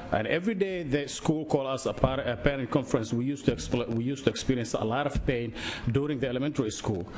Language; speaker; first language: English; non-native, learner; Somali